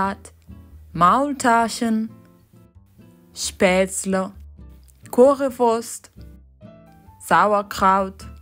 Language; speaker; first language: German; non-native, learner; Spanish